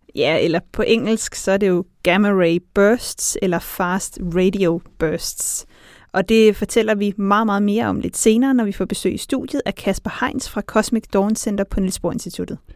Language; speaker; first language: Danish; native; Danish